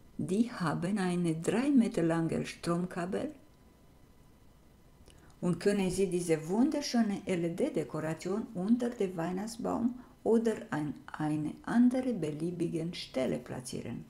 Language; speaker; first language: German; non-native, fluent; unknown